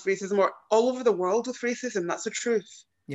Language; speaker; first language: English; native; English